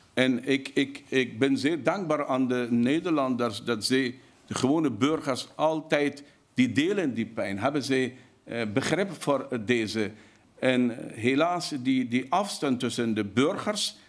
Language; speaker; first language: Dutch; non-native, fluent; Persian